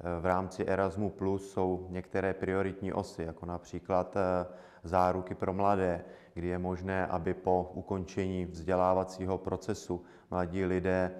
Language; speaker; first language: Czech; native; Czech